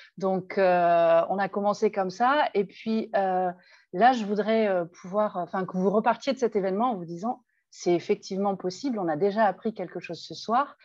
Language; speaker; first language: French; native; French